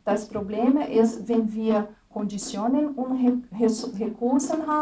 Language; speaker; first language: German; non-native, fluent; Portuguese